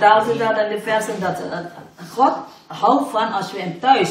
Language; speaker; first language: Dutch; non-native, fluent; Indonesian